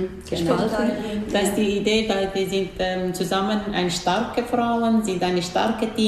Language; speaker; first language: German; non-native, learner; Arabic